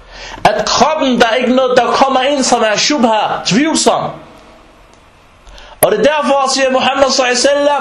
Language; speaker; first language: Danish; early bilingual, other home language; Arabic